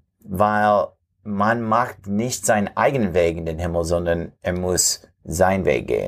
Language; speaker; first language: German; non-native, fluent; English